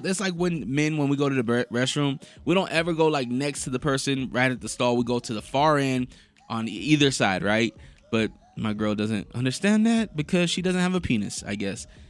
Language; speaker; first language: English; native; English